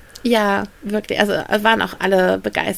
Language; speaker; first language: German; native; German